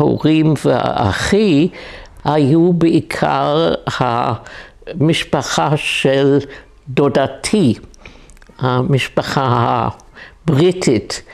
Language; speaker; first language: Hebrew; non-native, fluent; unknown